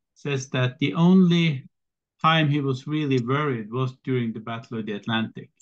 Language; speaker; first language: English; non-native, fluent; Norwegian